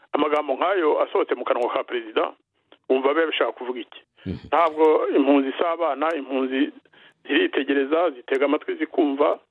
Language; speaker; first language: Kinyarwanda; native; Kinyarwanda